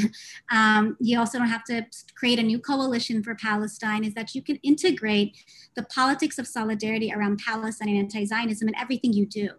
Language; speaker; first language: English; native; English